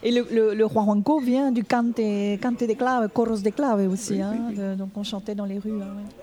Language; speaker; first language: French; native; French